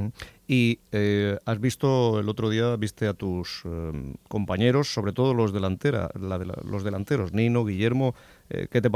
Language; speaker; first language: Spanish; native; Spanish